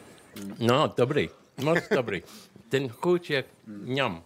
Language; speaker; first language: Czech; non-native, learner; English